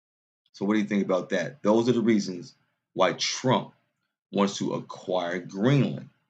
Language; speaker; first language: English; native; English